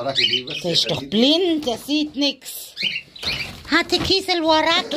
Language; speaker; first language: German; native; German